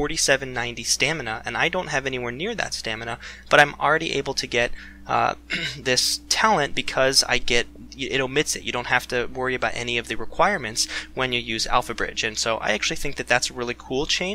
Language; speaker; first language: English; native; English